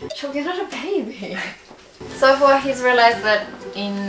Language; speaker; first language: English; native; English